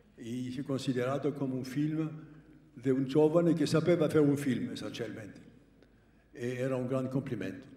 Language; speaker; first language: Italian; non-native, learner; Greek